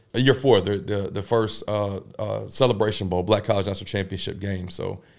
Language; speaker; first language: English; native; English